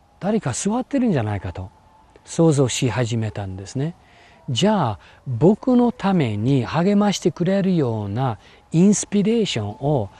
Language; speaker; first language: Japanese; non-native, fluent; English